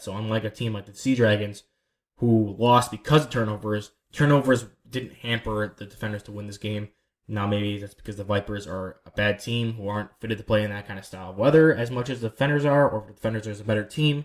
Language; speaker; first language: English; native; English